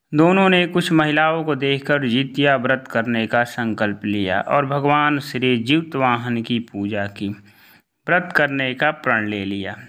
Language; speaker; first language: Hindi; native; Hindi